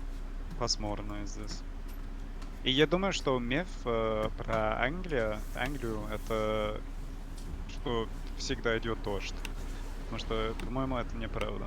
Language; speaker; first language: Russian; non-native, learner; English